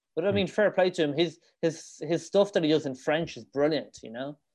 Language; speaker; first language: English; native; English